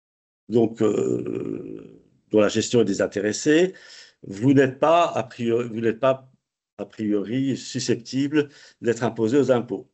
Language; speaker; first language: French; native; French